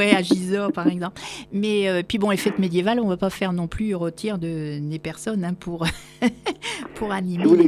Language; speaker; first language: French; native; French